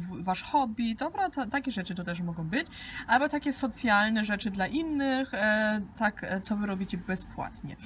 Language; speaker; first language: Polish; early bilingual, heritage; Polish